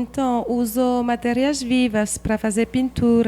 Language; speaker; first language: Portuguese; non-native, learner; French